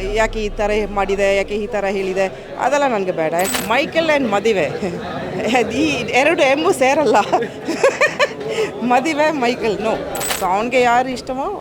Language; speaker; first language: Kannada; non-native, fluent; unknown